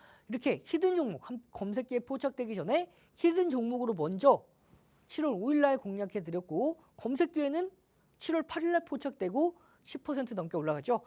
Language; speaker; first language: Korean; native; Korean